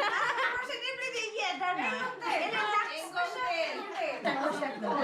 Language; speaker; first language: Swedish; non-native, learner; Cebuano